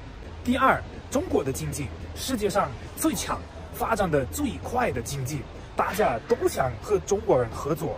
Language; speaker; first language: Chinese; non-native, fluent; German